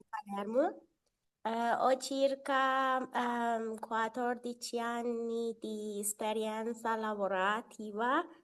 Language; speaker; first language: Italian; non-native, fluent; Persian